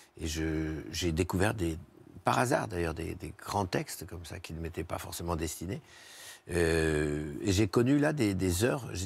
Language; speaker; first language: French; native; French